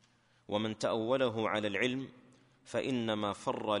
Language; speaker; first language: Arabic; native; Arabic